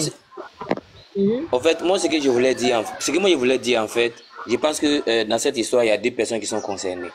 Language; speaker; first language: French; non-native, local second language; Dyula